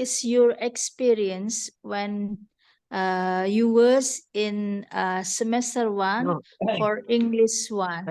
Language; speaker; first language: English; non-native, fluent; Indonesian